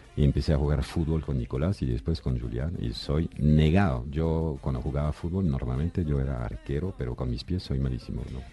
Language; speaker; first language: Spanish; non-native, fluent; French